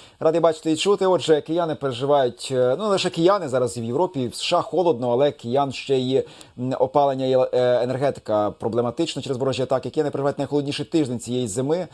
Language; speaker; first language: Ukrainian; native; Ukrainian